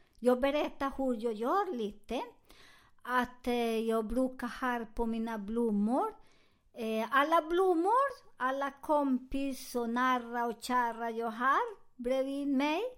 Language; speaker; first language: Swedish; non-native, learner; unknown